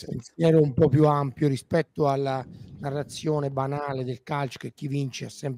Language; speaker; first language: Italian; native; Italian